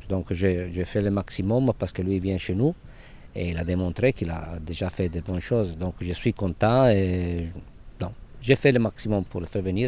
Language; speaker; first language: French; non-native, fluent; Italian